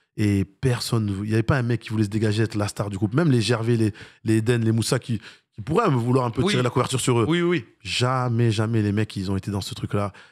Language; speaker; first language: French; native; French